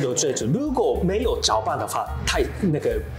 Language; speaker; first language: Chinese; non-native, learner; Japanese